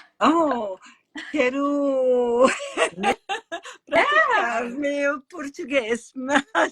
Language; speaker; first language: Portuguese; non-native, learner; English